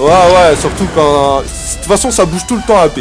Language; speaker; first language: French; native; French